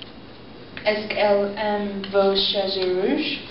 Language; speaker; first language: French; non-native, learner; English